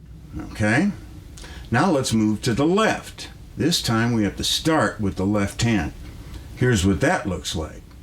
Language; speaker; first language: English; native; English